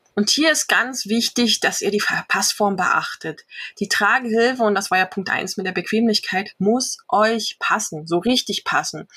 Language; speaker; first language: German; native; German